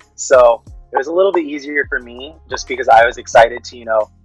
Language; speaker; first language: English; early bilingual, other home language; Filipino